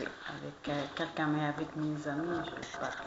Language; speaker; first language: French; non-native, learner; Arabic